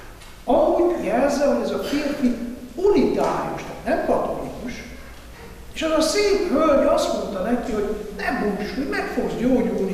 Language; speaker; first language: Hungarian; non-native, fluent; Italian